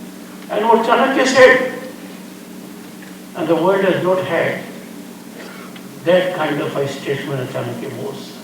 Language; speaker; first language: English; non-native, local second language; Hindi